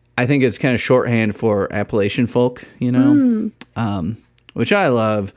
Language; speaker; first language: English; native; English